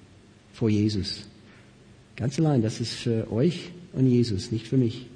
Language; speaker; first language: German; non-native, fluent; English